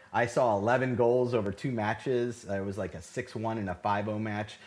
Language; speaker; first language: English; native; English